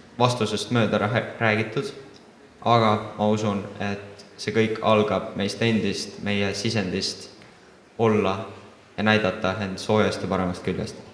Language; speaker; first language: Estonian; native; Estonian